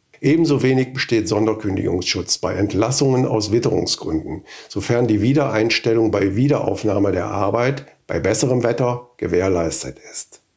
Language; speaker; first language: German; native; German